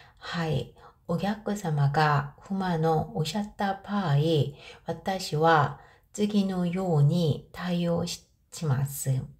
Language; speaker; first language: Japanese; non-native, fluent; Korean